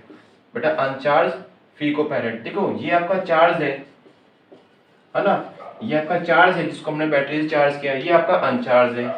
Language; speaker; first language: Hindi; native; Hindi